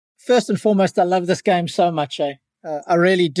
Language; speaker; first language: English; native; English